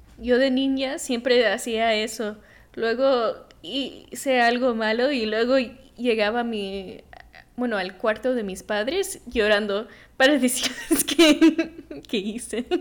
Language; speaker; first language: Spanish; early bilingual, heritage; Spanish